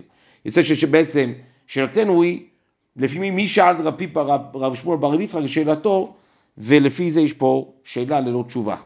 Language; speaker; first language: Hebrew; native; Hebrew